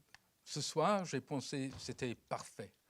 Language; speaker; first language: French; non-native, fluent; English